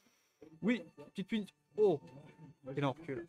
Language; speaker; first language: French; native; French